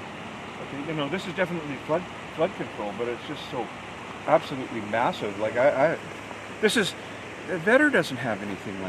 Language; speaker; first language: English; native; English